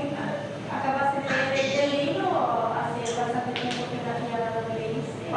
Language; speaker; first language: Spanish; non-native, learner; English